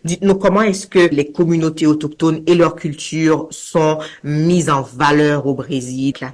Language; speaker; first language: French; native; French